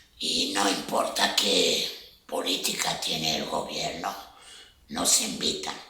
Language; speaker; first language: Spanish; non-native, fluent; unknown